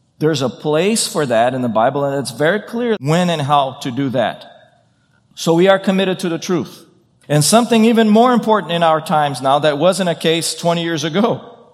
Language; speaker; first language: English; non-native, fluent; Portuguese